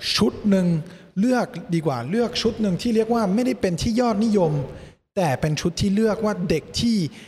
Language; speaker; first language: Thai; early bilingual, other home language; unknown